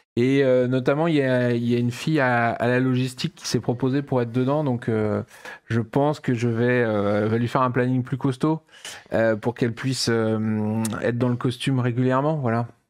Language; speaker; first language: French; native; French